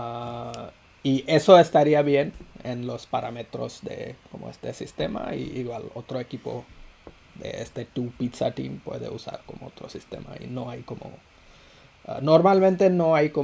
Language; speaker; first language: Spanish; non-native, fluent; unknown